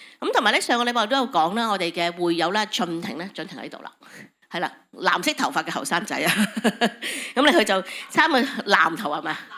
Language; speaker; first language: Cantonese; native; Cantonese